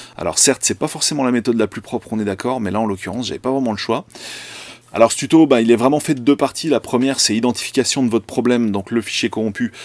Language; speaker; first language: French; native; French